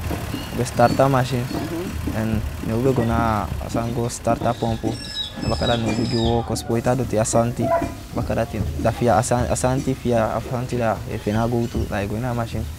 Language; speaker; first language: Dutch; non-native, local second language; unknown